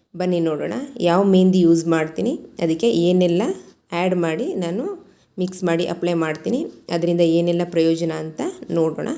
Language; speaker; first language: Kannada; native; Kannada